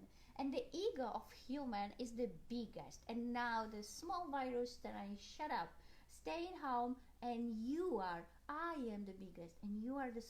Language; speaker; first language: English; non-native, learner; Polish